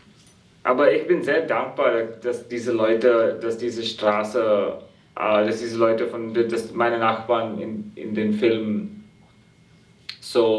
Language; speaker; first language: German; non-native, fluent; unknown